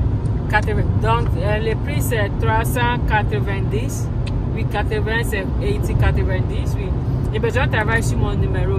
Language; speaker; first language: French; non-native, learner; English